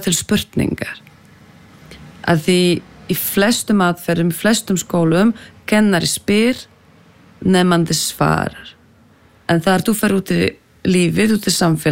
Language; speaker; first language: Icelandic; non-native, fluent; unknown